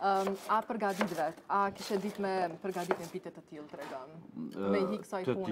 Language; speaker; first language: Albanian; native; Albanian